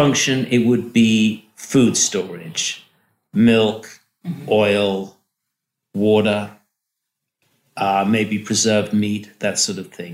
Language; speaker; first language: English; native; English